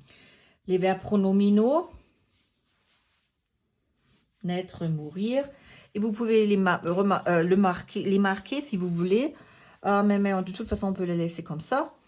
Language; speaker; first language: French; non-native, fluent; German